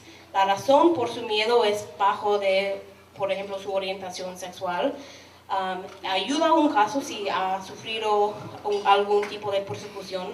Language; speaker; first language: Spanish; non-native, fluent; English